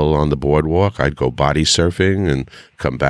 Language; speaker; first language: English; native; English